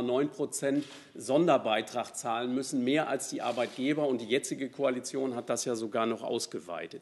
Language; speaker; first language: German; native; German